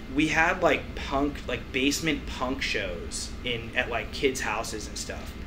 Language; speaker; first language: English; native; English